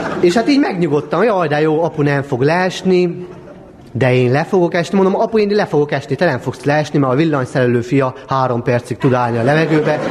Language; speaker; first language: Hungarian; native; Hungarian